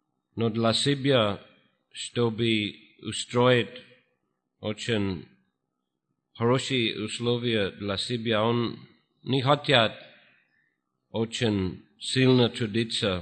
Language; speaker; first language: Russian; non-native, fluent; English